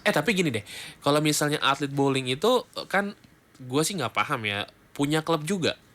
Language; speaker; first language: Indonesian; native; Indonesian